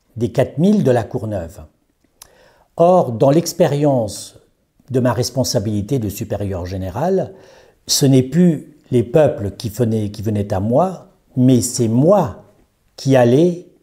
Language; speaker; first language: French; native; French